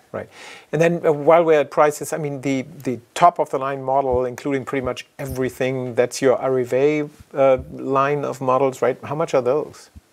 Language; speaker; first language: English; non-native, fluent; German